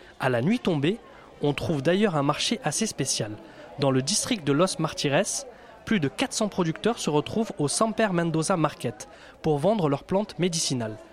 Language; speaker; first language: French; native; French